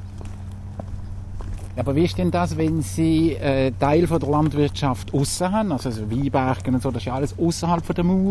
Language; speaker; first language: German; native; German